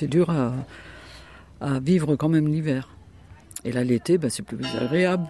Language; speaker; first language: French; native; French